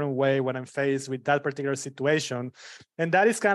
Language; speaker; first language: English; early bilingual, other home language; Spanish